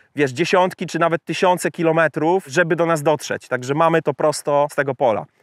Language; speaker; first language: Polish; native; Polish